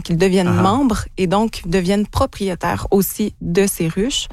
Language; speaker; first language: French; native; French